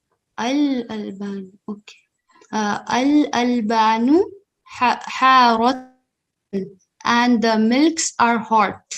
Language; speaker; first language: English; non-native, learner; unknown